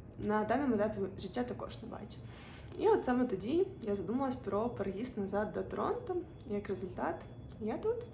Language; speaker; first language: Ukrainian; non-native, local second language; Russian